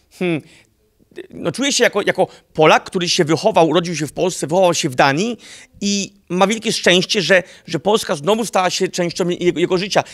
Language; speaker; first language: Polish; early bilingual, heritage; Polish